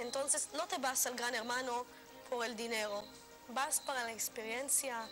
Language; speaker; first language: Spanish; non-native, learner; Hebrew